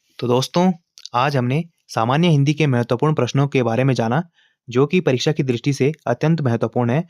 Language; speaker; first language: Hindi; native; Hindi